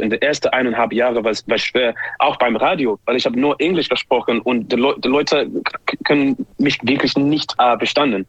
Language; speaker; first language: German; non-native, learner; English